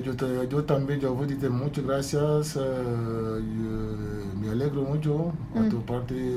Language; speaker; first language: Spanish; non-native, learner; Wolof